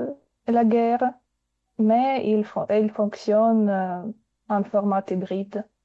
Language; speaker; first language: French; non-native, fluent; Ukrainian